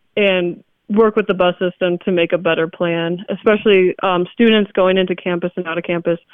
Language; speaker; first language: English; native; English